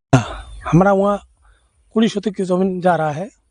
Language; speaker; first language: Hindi; non-native, local second language; Bangla